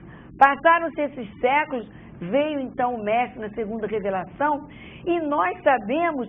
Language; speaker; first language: Portuguese; native; Portuguese